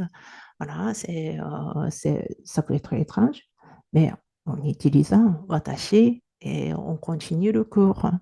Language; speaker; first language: French; non-native, fluent; Japanese